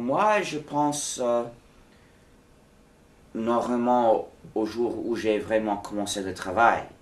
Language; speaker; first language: French; non-native, fluent; English